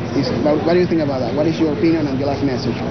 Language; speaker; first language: English; non-native, fluent; Spanish